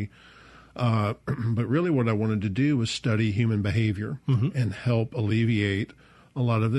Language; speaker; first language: English; native; English